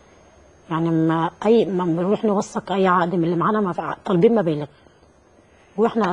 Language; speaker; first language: Arabic; native; Arabic